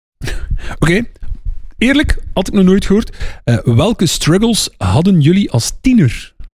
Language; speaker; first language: Dutch; non-native, local second language; French